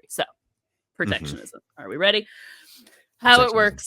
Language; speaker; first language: English; native; English